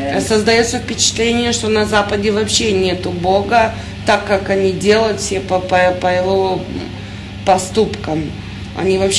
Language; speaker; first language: Russian; non-native, fluent; Serbian